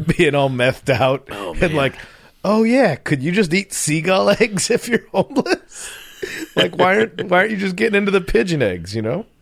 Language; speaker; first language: English; native; English